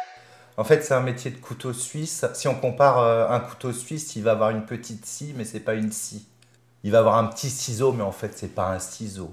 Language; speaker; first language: French; native; French